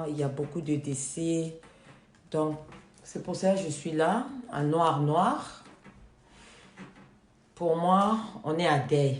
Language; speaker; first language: French; non-native, fluent; Lingala